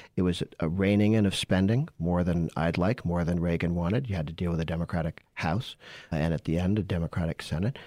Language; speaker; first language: English; native; English